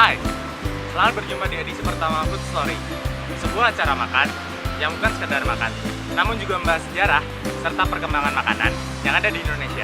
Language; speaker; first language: Indonesian; native; Indonesian